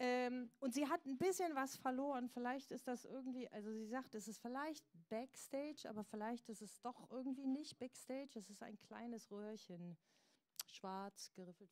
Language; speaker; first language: German; native; German